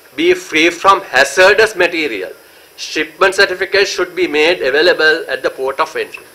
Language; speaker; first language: English; non-native, local second language; Sinhala